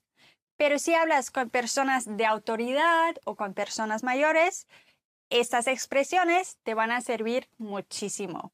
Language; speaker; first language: Spanish; non-native, fluent; German